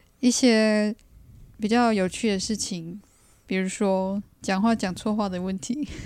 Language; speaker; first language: Chinese; native; Chinese